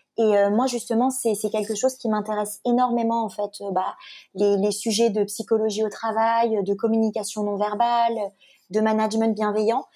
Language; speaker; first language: French; native; French